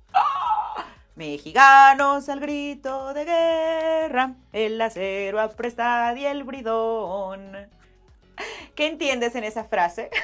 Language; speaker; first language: Spanish; native; Spanish